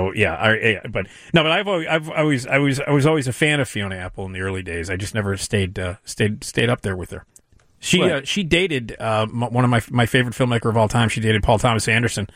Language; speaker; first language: English; native; English